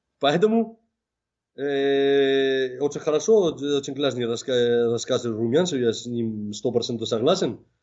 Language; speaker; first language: Russian; non-native, fluent; Spanish